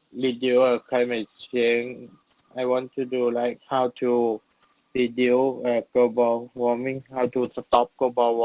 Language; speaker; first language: English; non-native, learner; Thai